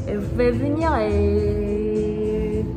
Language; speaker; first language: French; non-native, learner; Korean